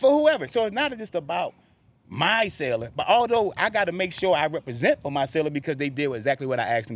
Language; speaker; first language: English; native; English